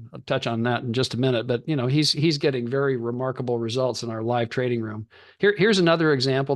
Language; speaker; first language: English; native; English